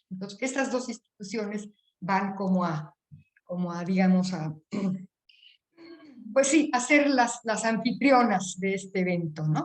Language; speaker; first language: Spanish; native; Spanish